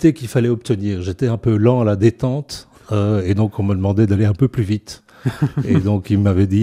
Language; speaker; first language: French; native; French